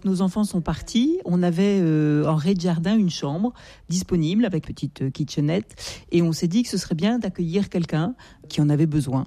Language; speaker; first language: French; native; French